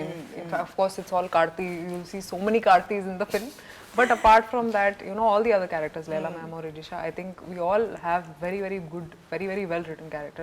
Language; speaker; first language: Telugu; non-native, fluent; Hindi